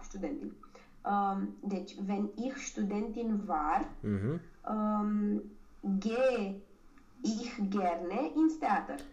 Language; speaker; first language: German; non-native, learner; Romanian